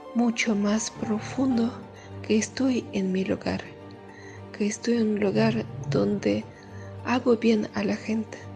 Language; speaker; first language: Spanish; non-native, fluent; Russian